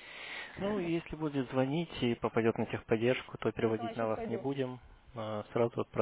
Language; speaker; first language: Russian; native; Russian